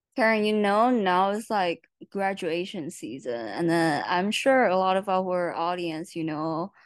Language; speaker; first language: English; non-native, fluent; Chinese